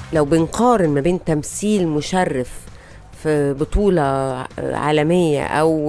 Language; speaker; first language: Arabic; native; Arabic